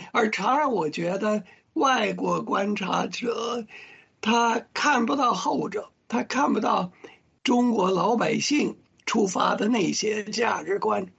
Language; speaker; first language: Chinese; non-native, fluent; English